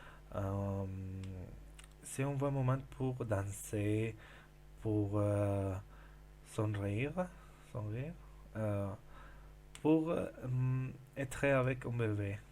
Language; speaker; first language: French; non-native, learner; Spanish